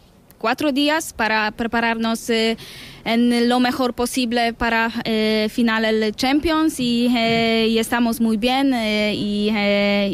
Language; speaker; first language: Spanish; non-native, learner; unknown